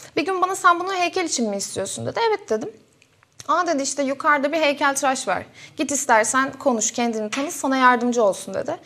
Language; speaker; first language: Turkish; native; Turkish